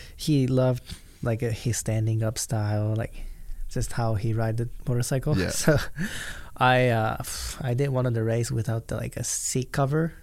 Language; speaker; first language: English; non-native, fluent; Japanese